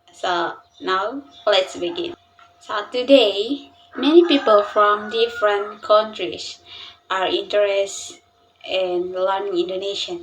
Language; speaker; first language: English; non-native, learner; Indonesian